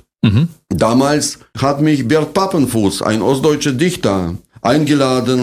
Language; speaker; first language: German; non-native, fluent; Russian